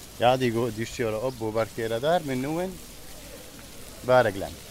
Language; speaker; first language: Norwegian; non-native, learner; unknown